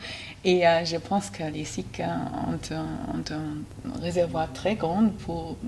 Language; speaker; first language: French; non-native, fluent; German